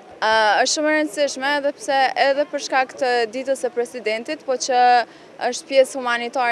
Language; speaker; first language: Albanian; native; Albanian